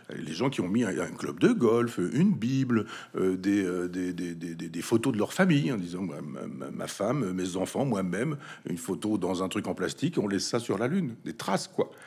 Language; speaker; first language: French; native; French